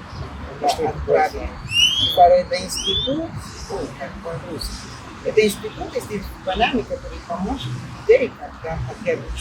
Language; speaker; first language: Russian; non-native, fluent; Spanish